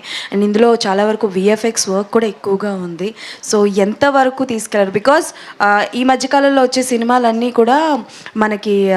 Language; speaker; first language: Telugu; native; Telugu